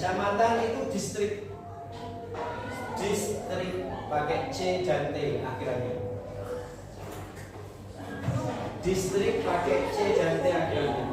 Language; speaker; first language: Indonesian; native; Indonesian